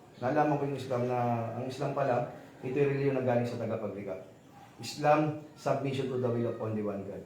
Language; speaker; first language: Filipino; native; Filipino